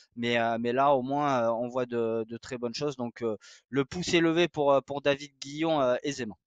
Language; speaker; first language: French; native; French